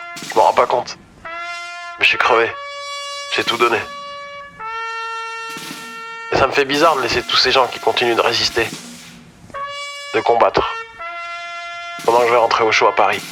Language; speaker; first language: French; native; French